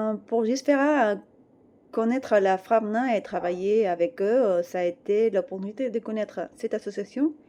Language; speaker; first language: French; non-native, fluent; Catalan